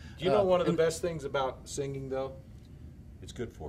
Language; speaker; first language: English; native; English